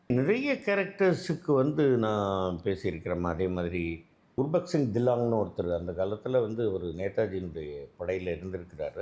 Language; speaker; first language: Tamil; native; Tamil